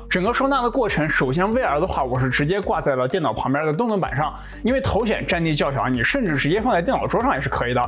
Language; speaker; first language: Chinese; native; Chinese